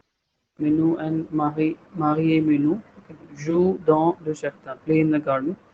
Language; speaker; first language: French; non-native, fluent; Hindi